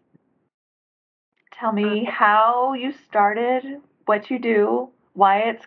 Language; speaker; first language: English; native; English